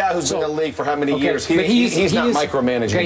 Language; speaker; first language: English; native; English